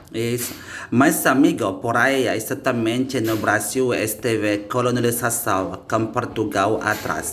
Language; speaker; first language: Portuguese; non-native, learner; Indonesian